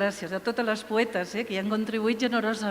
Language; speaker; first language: Catalan; native; Catalan